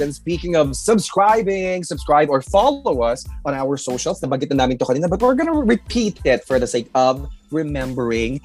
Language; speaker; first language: English; non-native, local second language; Filipino